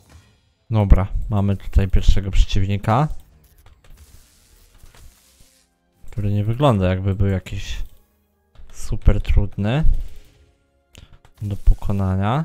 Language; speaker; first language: Polish; native; Polish